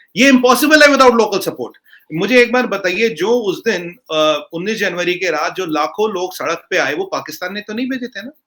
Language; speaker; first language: Hindi; non-native, local second language; Kashmiri